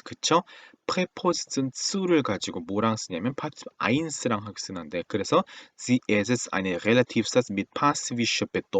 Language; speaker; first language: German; non-native, fluent; Korean